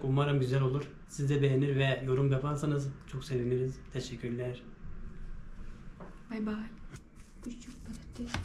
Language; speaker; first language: Turkish; non-native, learner; Lao